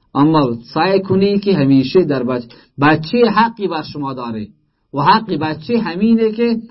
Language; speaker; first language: Persian; native; Persian